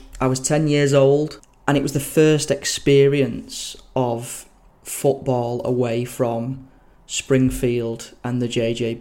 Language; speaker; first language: English; native; English